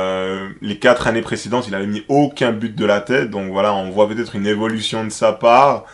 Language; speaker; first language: French; native; French